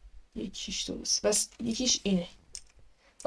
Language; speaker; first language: Persian; native; Persian